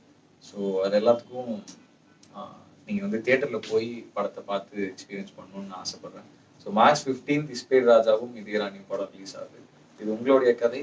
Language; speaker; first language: Tamil; native; Tamil